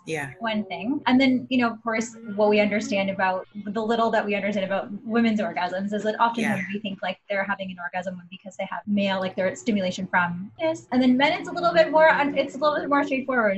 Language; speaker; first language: English; native; English